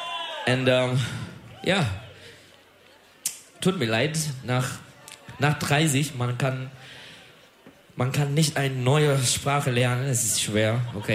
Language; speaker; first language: German; non-native, learner; Turkish